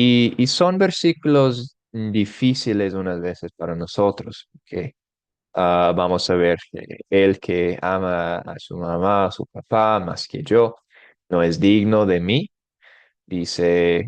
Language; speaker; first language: Spanish; non-native, fluent; English